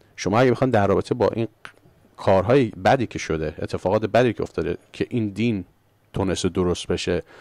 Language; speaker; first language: Persian; early bilingual, heritage; Persian